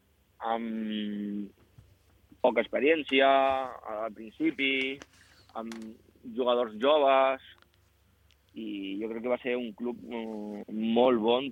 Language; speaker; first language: Catalan; non-native, local second language; Spanish